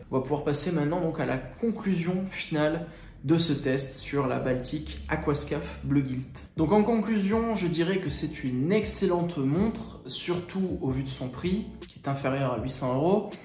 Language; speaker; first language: French; native; French